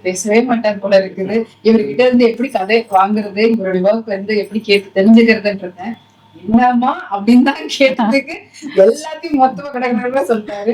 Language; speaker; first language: Tamil; native; Tamil